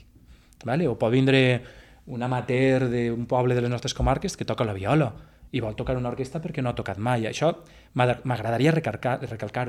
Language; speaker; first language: Catalan; native; Catalan